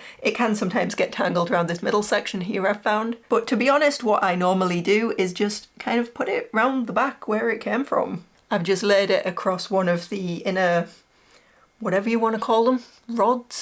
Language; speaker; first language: English; native; English